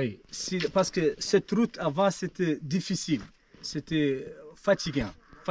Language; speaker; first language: French; non-native, local second language; Arabic